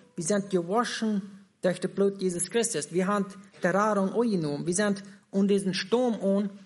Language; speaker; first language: German; non-native, learner; Plautdietsch